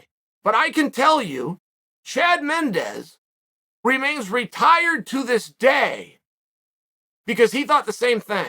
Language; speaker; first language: English; native; English